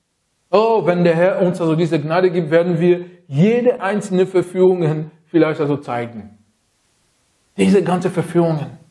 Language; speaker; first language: German; non-native, fluent; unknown